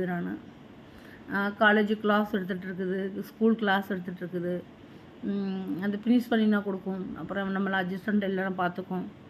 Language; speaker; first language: Tamil; non-native, learner; Malayalam